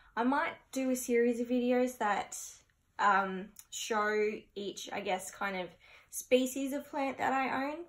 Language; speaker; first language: English; native; English